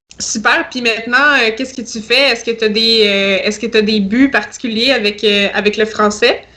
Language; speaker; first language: French; native; French